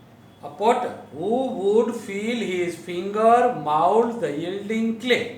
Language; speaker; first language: English; non-native, local second language; Gujarati